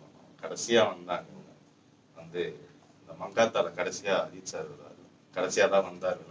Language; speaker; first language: Tamil; native; Tamil